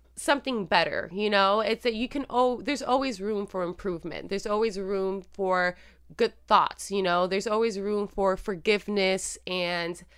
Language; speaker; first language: English; non-native, fluent; Spanish